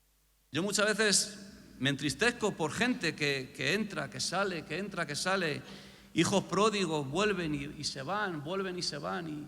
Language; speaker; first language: Spanish; native; Spanish